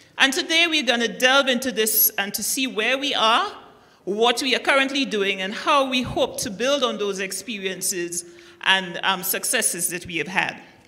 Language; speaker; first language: English; native; English